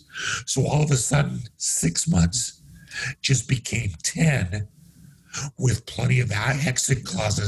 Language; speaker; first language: English; native; English